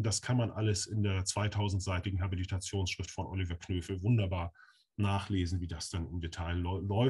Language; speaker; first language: German; native; German